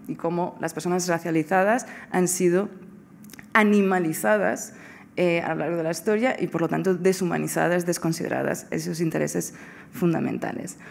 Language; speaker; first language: Spanish; non-native, fluent; Portuguese